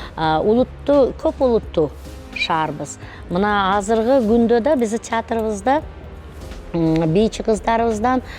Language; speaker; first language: Kyrgyz; non-native, local second language; Uzbek